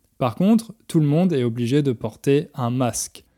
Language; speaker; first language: French; native; French